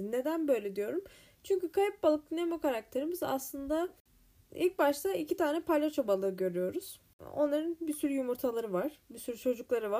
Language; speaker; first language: Turkish; native; Turkish